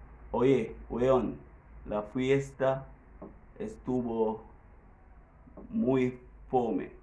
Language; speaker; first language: Spanish; non-native, learner; English